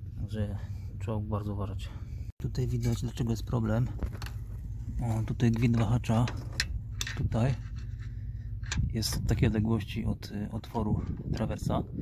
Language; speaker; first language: Polish; native; Polish